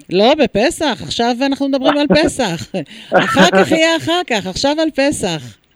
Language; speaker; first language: Hebrew; native; Hebrew